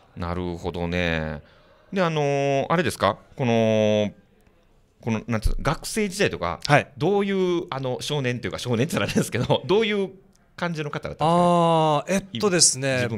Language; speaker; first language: Japanese; native; Japanese